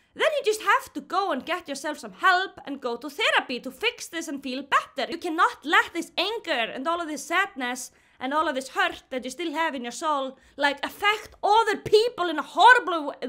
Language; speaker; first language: English; non-native, fluent; Icelandic